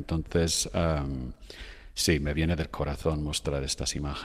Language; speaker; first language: Spanish; non-native, fluent; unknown